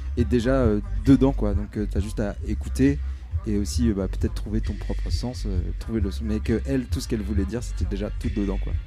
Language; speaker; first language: French; native; French